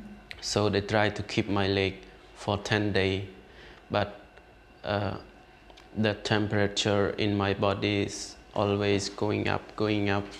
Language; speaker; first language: English; non-native, learner; Khmer